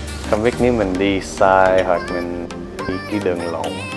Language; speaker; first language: Vietnamese; early bilingual, heritage; Vietnamese